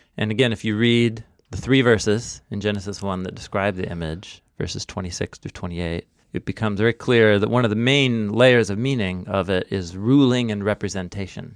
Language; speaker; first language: English; native; English